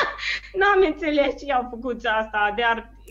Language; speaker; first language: Romanian; non-native, learner; English